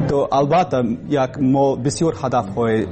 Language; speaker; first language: Persian; non-native, learner; English